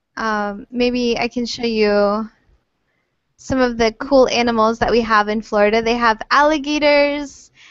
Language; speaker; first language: English; native; English